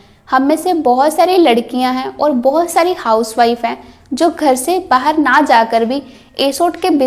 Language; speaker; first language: Hindi; native; Hindi